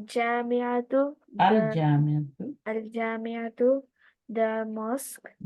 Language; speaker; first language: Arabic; non-native, learner; Urdu